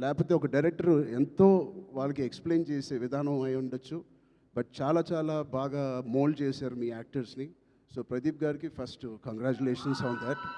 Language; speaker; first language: Telugu; native; Telugu